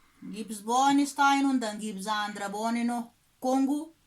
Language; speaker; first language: German; non-native, learner; Kabuverdianu